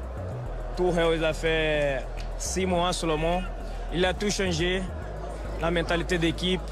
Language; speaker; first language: French; non-native, fluent; Portuguese